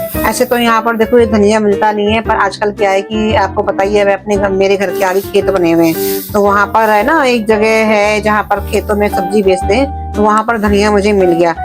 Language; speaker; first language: Hindi; native; Hindi